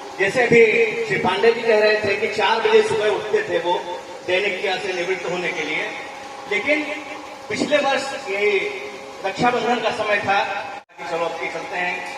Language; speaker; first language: Hindi; native; Hindi